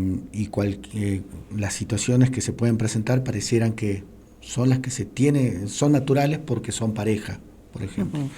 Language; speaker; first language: Spanish; native; Spanish